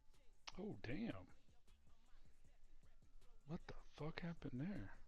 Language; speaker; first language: English; native; English